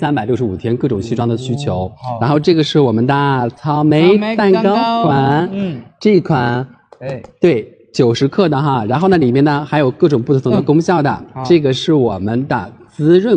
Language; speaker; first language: Chinese; native; Chinese